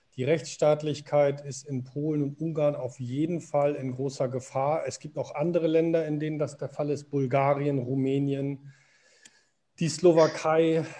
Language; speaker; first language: German; native; German